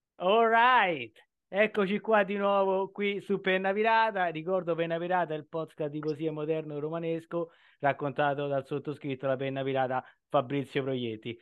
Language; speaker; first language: Italian; native; Italian